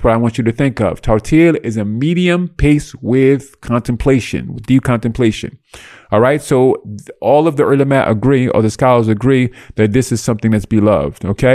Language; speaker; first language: English; native; English